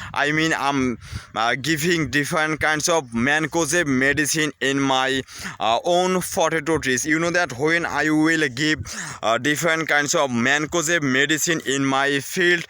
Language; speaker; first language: English; non-native, learner; Bangla